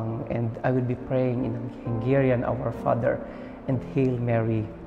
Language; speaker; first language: English; non-native, local second language; Filipino